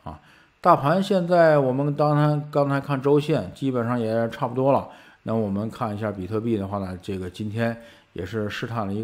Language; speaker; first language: Chinese; native; Chinese